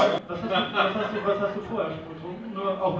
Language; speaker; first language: German; native; German